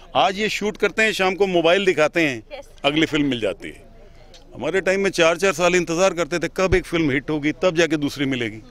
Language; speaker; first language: Hindi; native; Hindi